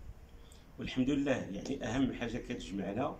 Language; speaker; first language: Arabic; native; Arabic